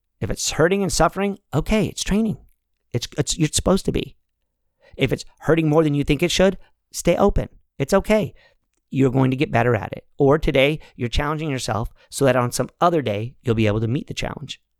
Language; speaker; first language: English; native; English